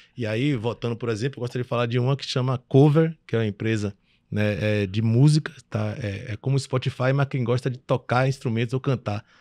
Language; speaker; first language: Portuguese; early bilingual, other home language; French